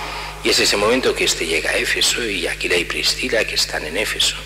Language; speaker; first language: Spanish; native; Spanish